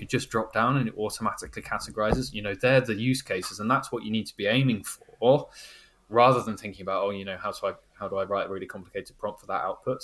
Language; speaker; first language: English; native; English